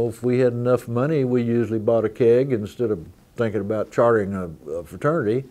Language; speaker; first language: English; native; English